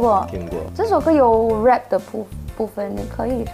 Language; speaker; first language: Chinese; non-native, fluent; Malay